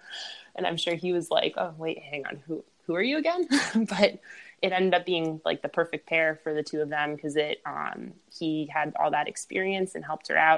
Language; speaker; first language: English; native; English